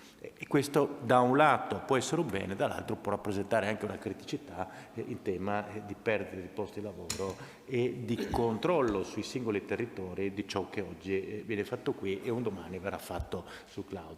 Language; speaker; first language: Italian; native; Italian